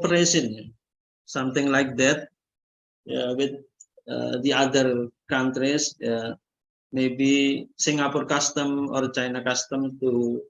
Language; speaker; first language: English; non-native, learner; Indonesian